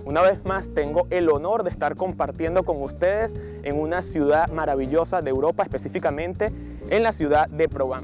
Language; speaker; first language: Spanish; native; Spanish